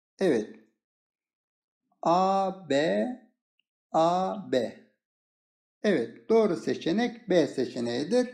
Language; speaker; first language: Turkish; native; Turkish